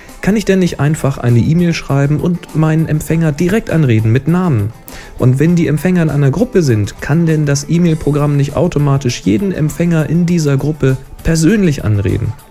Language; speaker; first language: German; native; German